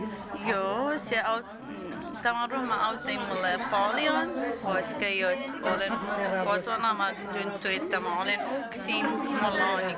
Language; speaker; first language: Finnish; non-native, learner; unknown